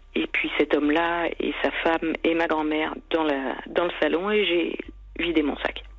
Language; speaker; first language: French; native; French